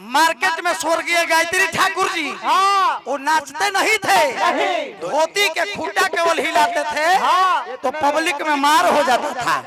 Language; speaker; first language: Bhojpuri; non-native, local second language; Magahi